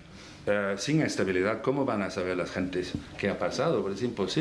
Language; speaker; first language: Spanish; non-native, fluent; English